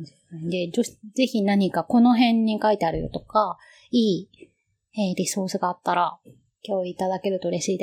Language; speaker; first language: Japanese; native; Japanese